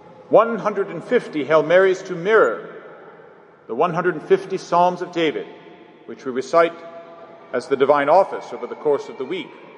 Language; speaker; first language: English; native; English